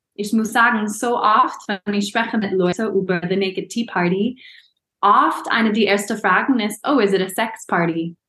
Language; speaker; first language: German; non-native, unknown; English